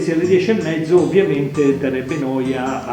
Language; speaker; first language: Italian; native; Italian